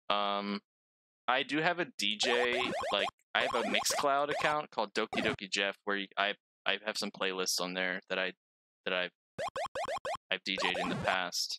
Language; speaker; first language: English; native; English